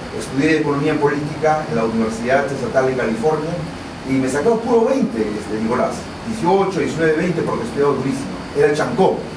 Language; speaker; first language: Spanish; non-native, local second language; Shipibo-Conibo